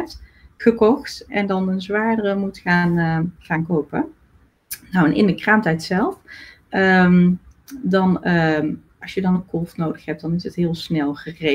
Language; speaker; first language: Dutch; native; Dutch